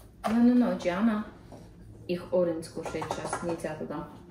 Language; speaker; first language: English; early bilingual, other home language; Russian